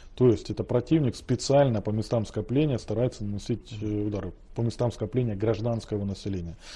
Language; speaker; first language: Russian; native; Russian